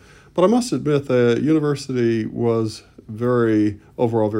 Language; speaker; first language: English; native; English